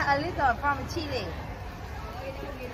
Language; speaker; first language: English; non-native, learner; Vietnamese